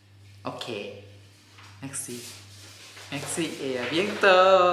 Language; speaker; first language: French; non-native, learner; Thai